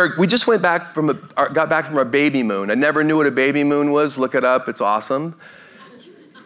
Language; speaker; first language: English; native; English